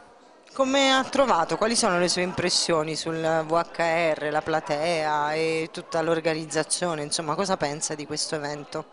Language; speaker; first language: Italian; native; Italian